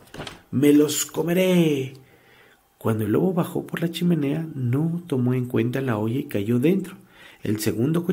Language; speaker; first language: Spanish; native; Spanish